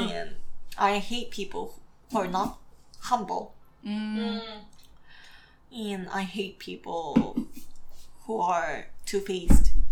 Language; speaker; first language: English; non-native, learner; Korean